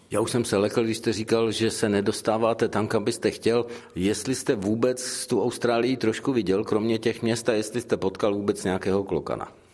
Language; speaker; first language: Czech; native; Czech